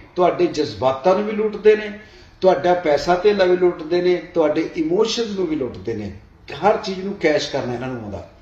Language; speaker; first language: Punjabi; native; Punjabi